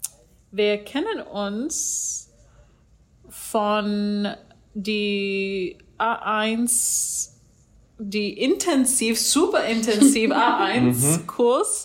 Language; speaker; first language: German; non-native, learner; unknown